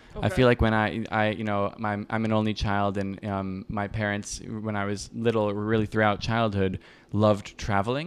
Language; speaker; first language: English; native; English